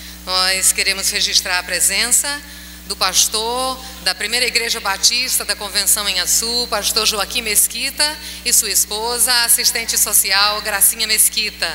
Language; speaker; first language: Portuguese; native; Portuguese